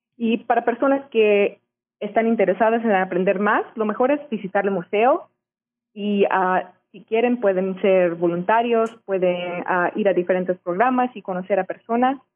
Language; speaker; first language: Spanish; early bilingual, heritage; Spanish